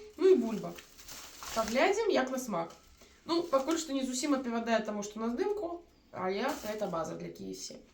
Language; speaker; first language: Belarusian; non-native, local second language; Russian